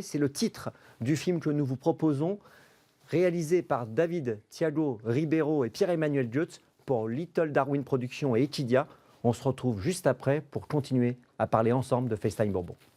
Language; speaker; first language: French; native; French